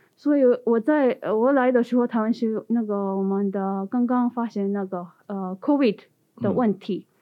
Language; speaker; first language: Chinese; non-native, learner; Tibetan